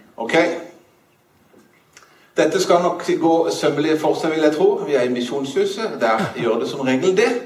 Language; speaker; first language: Norwegian; native; Norwegian